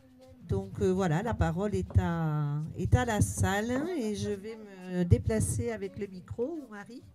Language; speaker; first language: French; native; French